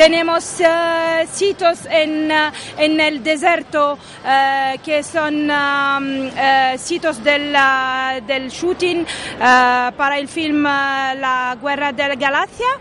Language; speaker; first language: Spanish; non-native, local second language; Arabic